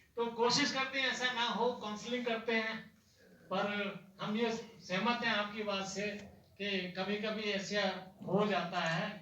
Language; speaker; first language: Hindi; native; Hindi